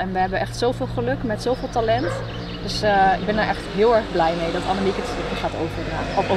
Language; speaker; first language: Dutch; native; Dutch